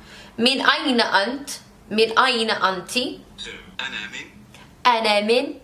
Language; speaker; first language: Arabic; non-native, learner; English